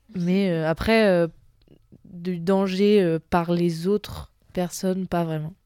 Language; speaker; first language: French; native; French